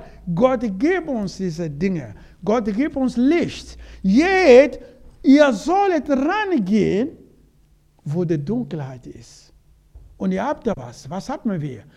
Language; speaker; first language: German; non-native, learner; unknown